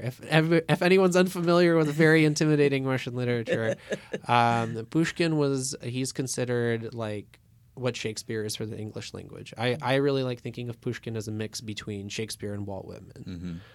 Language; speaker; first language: English; early bilingual, other home language; Russian